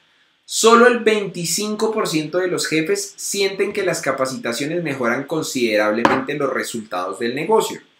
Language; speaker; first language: Spanish; native; Spanish